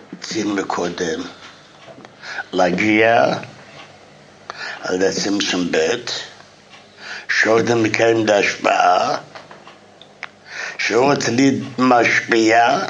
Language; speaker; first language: Hebrew; non-native, fluent; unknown